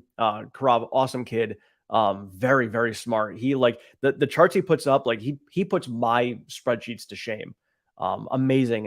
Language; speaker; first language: English; native; English